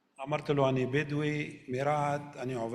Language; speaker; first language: Hebrew; non-native, local second language; Arabic